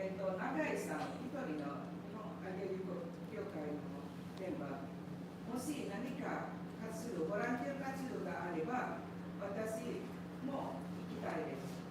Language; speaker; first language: Japanese; non-native, learner; Indonesian